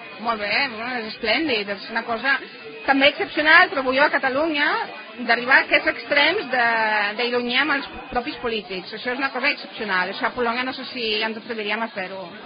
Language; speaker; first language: Catalan; non-native, fluent; Polish